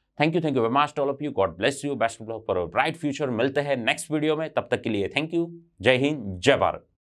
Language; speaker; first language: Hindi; non-native, local second language; Gujarati